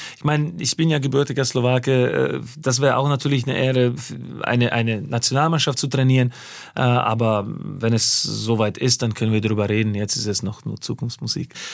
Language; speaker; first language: German; non-native, fluent; Slovak